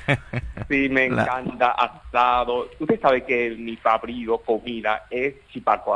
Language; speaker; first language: Spanish; non-native, learner; Chinese